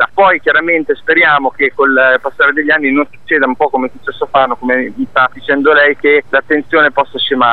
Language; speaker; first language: Italian; native; Italian